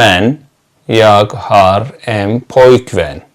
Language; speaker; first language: Swedish; non-native, fluent; Turkish